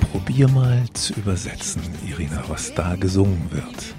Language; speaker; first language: German; native; German